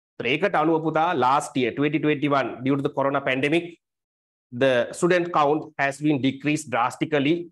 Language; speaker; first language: English; non-native, local second language; Sinhala